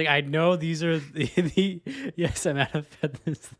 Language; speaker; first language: English; native; English